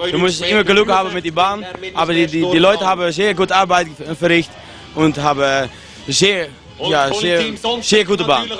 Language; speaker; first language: German; non-native, learner; Dutch